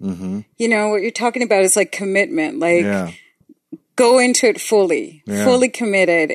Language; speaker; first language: English; non-native, fluent; Spanish